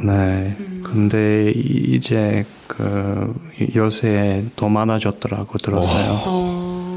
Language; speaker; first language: Korean; non-native, fluent; English